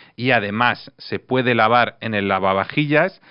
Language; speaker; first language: Spanish; non-native, fluent; Russian